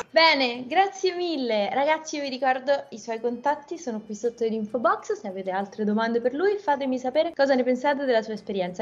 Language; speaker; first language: Italian; native; Italian